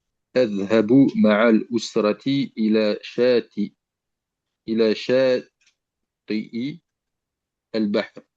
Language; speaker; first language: Arabic; non-native, learner; French